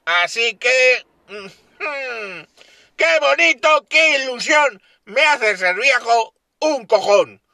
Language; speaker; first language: Spanish; native; Spanish